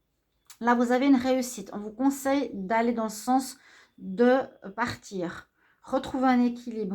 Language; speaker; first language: French; native; French